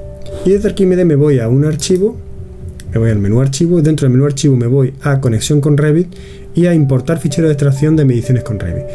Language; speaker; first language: Spanish; native; Spanish